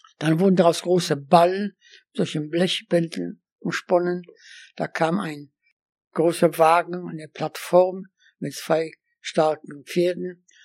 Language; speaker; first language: German; non-native, fluent; Polish